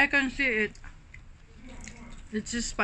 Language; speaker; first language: English; non-native, learner; Filipino